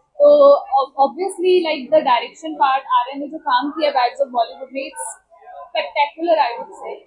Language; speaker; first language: Hindi; native; Hindi